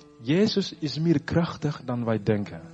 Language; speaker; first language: Dutch; non-native, fluent; Rundi